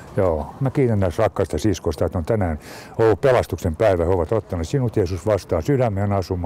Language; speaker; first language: Finnish; native; Finnish